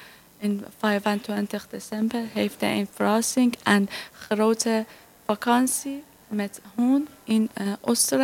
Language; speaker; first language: Dutch; non-native, learner; Persian